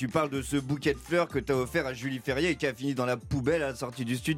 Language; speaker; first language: French; native; French